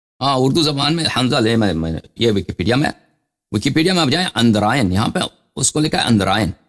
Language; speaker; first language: Urdu; non-native, fluent; Persian